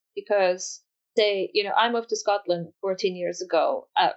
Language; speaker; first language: English; non-native, fluent; Polish